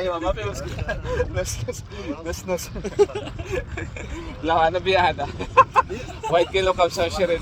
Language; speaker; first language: Arabic; non-native, learner; Filipino